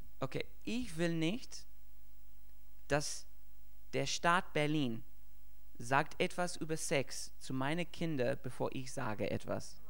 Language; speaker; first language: German; non-native, fluent; English